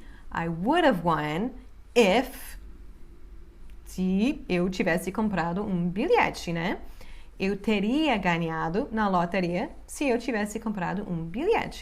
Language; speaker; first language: Portuguese; non-native, fluent; English